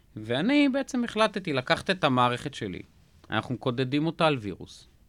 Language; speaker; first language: Hebrew; native; Hebrew